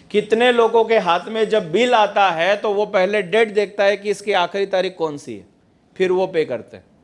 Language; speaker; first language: Hindi; non-native, local second language; Gujarati